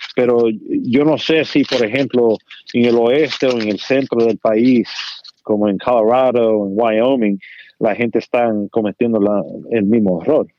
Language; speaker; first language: Spanish; early bilingual, heritage; Spanish